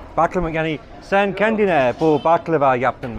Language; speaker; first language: Turkish; non-native, learner; English